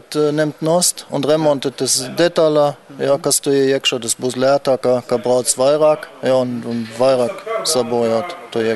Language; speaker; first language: Latvian; non-native, learner; German